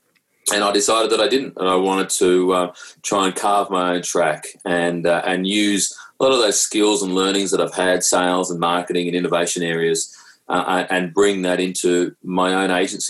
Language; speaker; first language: English; native; English